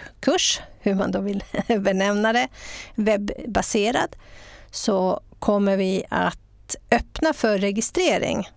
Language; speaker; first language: Swedish; native; Swedish